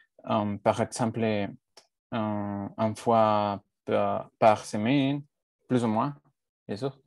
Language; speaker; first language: French; non-native, learner; Spanish